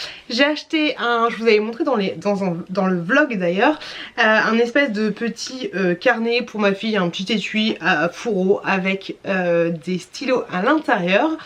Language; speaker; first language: French; native; French